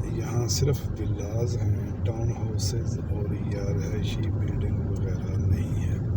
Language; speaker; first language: Urdu; non-native, local second language; Punjabi